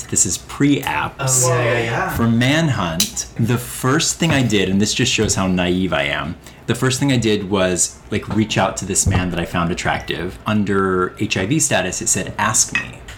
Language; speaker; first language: English; native; English